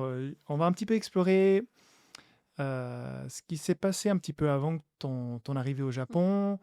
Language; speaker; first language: French; native; French